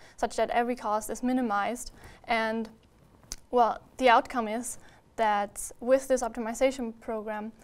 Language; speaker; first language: English; non-native, fluent; German